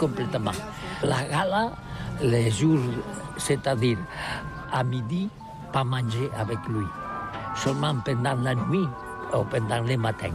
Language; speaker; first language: French; non-native, learner; Catalan